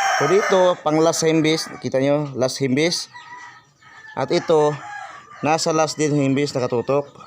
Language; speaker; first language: Filipino; non-native, local second language; Cebuano